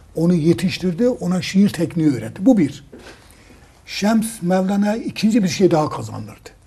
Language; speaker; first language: Turkish; native; Turkish